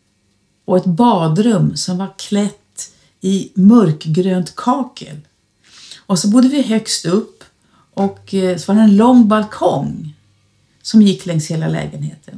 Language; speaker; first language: Swedish; native; Swedish